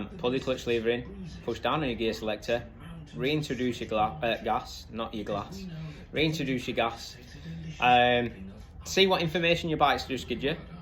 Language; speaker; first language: English; native; English